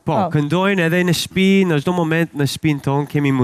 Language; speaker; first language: Albanian; non-native, learner; English